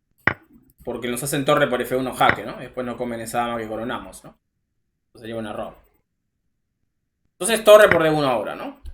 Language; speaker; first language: Spanish; native; Spanish